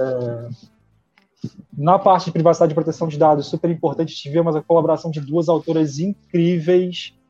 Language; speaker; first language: Portuguese; native; Portuguese